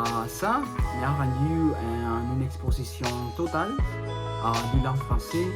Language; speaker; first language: French; non-native, learner; Spanish